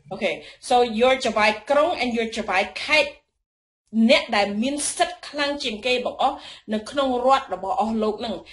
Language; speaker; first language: English; non-native, fluent; Khmer